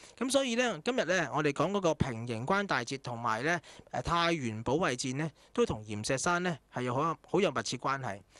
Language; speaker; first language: Cantonese; native; Cantonese